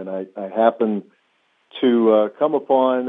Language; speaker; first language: English; native; English